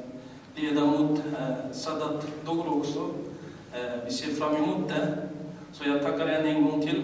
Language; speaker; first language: Swedish; non-native, learner; Uyghur